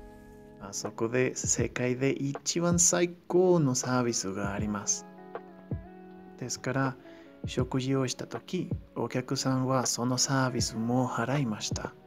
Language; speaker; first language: Japanese; non-native, learner; Spanish